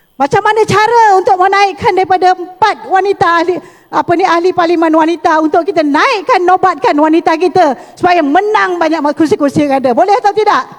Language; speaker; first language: Malay; native; Malay